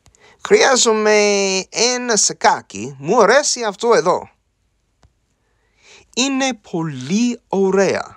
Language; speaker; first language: Greek; non-native, learner; English